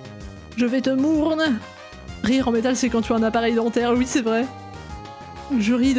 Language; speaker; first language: French; native; French